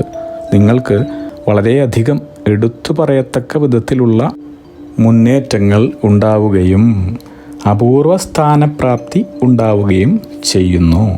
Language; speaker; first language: Malayalam; native; Malayalam